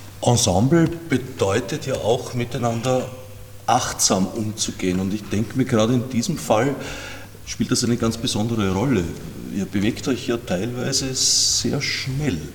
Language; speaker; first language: German; native; German